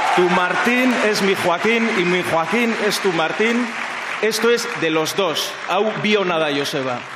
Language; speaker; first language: Spanish; non-native, local second language; Basque